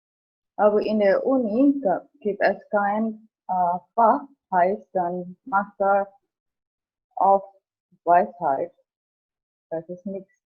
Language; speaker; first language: German; non-native, learner; Indonesian